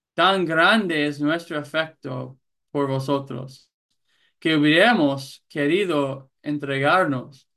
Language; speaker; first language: Spanish; non-native, fluent; English